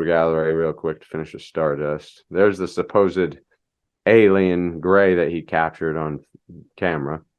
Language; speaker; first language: English; native; English